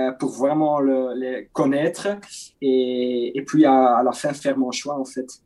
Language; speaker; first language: French; non-native, local second language; Dutch